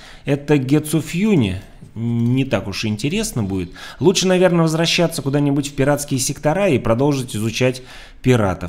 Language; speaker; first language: Russian; native; Russian